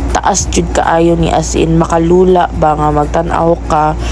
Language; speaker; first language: Filipino; non-native, local second language; Cebuano